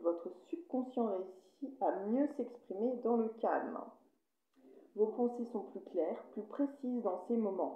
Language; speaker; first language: French; native; French